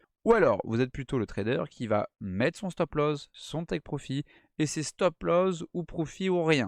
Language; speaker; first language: French; native; French